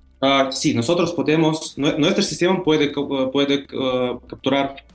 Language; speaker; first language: Spanish; non-native, learner; Russian